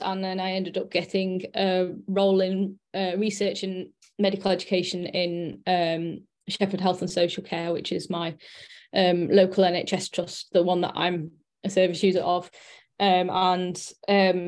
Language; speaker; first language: English; native; English